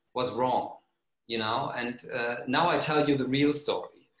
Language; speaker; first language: English; non-native, fluent; German